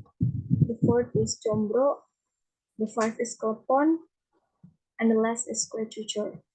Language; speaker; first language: English; non-native, learner; Indonesian